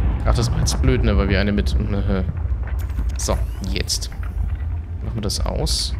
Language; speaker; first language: German; native; German